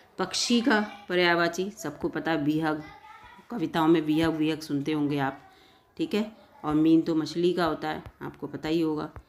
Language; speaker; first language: Hindi; native; Hindi